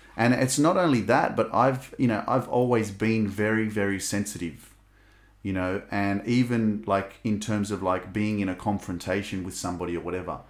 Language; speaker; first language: English; native; English